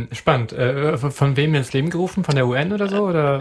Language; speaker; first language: German; native; German